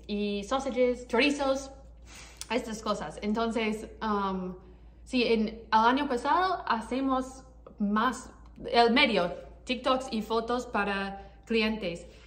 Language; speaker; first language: Spanish; non-native, learner; English